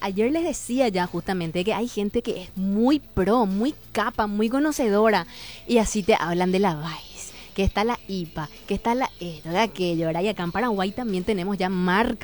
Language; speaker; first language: Spanish; native; Spanish